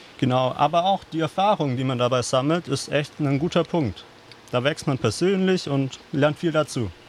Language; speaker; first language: German; native; German